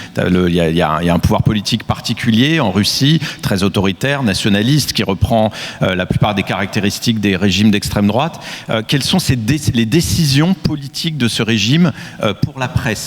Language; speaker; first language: French; native; French